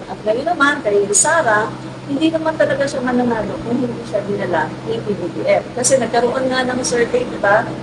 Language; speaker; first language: Filipino; non-native, local second language; Cebuano